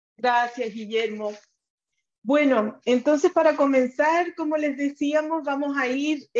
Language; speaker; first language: Spanish; native; Spanish